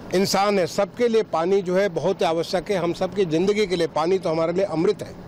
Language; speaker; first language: Hindi; native; Hindi